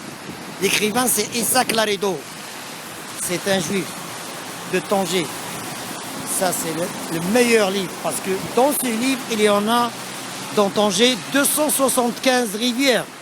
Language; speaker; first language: French; non-native, local second language; Arabic